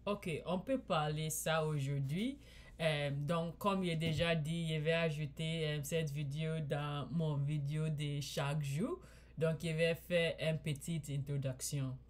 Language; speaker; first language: French; non-native, learner; English